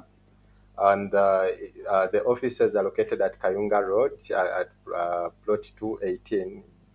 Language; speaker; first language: English; non-native, local second language; Ganda